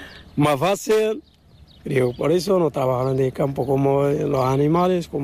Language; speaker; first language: Spanish; non-native, learner; Arabic